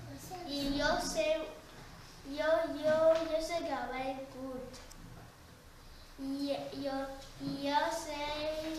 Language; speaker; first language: Catalan; non-native, learner; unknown